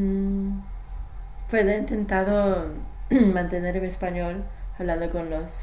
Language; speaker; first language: Spanish; non-native, fluent; English